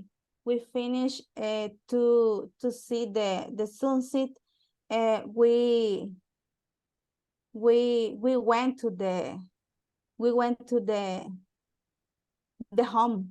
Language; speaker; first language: English; non-native, learner; Spanish